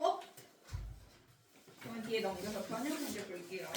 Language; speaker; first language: Korean; native; Korean